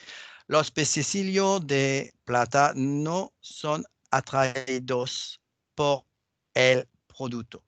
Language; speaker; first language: Spanish; non-native, fluent; French